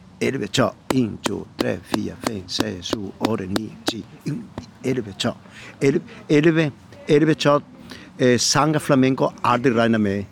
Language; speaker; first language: Danish; non-native, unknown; Spanish